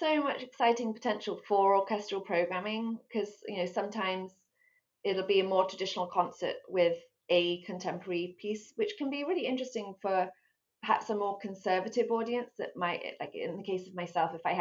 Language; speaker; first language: English; native; English